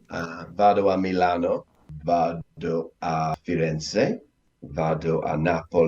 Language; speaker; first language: Italian; non-native, learner; English